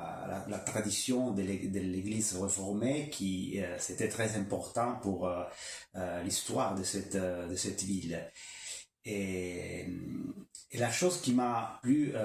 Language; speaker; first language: French; non-native, local second language; Kinyarwanda